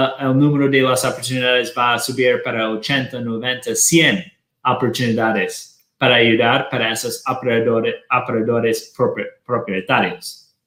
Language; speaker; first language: Spanish; non-native, fluent; Portuguese